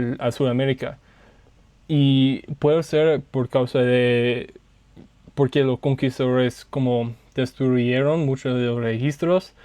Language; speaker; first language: Spanish; non-native, learner; English